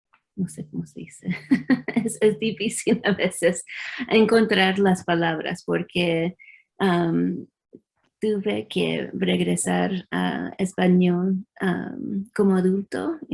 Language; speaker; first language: Spanish; early bilingual, heritage; English